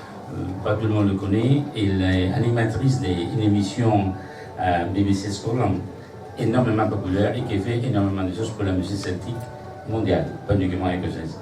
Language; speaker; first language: French; native; French